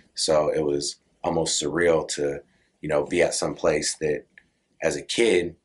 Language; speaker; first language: English; native; English